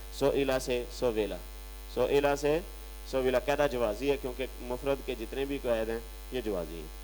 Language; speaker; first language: Urdu; non-native, local second language; Punjabi